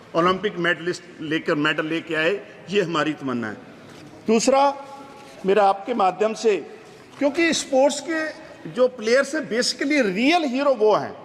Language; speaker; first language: Hindi; non-native, local second language; Punjabi